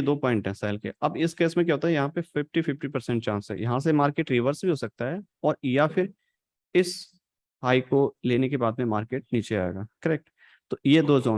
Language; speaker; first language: Hindi; native; Hindi